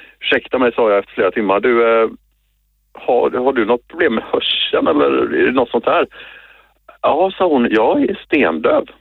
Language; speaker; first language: Swedish; native; Swedish